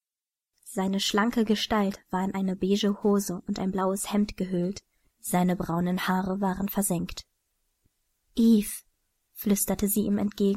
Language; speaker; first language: German; native; German